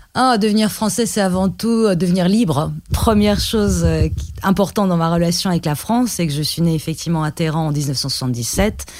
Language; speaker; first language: French; early bilingual, other home language; Persian